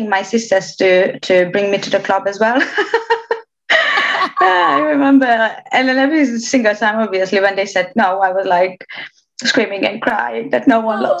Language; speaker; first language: English; non-native, fluent; Romanian